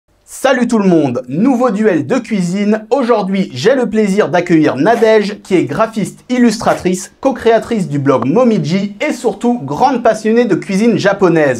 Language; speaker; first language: French; native; French